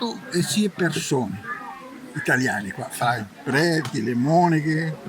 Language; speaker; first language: Italian; early bilingual, heritage; Portuguese